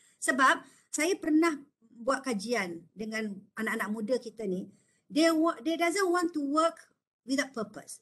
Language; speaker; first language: Malay; native; Malay